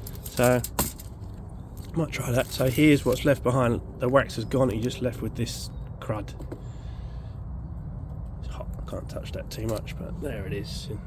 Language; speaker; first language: English; native; English